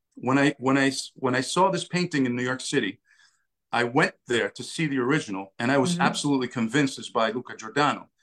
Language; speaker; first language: English; early bilingual, other home language; Italian